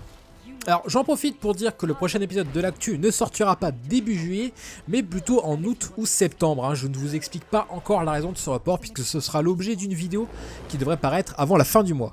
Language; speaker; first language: French; native; French